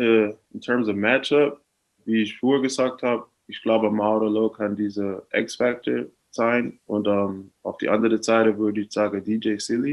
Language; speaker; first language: German; non-native, fluent; English